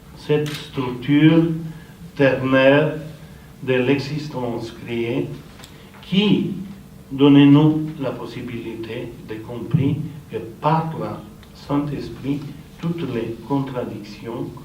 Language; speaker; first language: French; non-native, fluent; Romanian